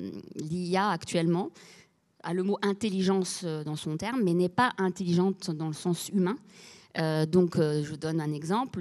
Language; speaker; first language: French; native; French